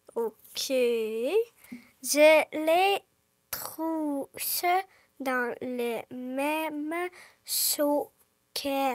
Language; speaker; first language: French; early bilingual, other home language; Ukrainian